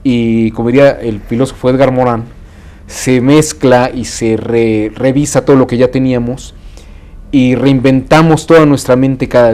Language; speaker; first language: Spanish; native; Spanish